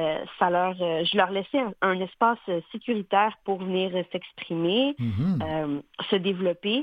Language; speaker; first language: French; native; French